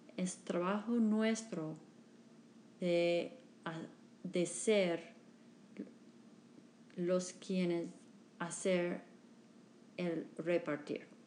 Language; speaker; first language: Spanish; non-native, learner; English